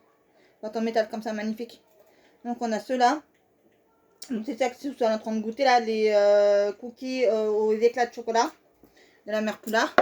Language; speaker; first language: French; native; French